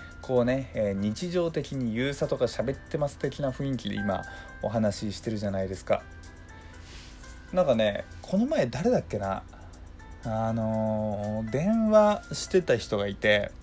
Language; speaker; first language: Japanese; native; Japanese